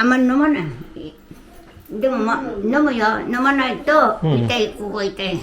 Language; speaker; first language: Japanese; native; Japanese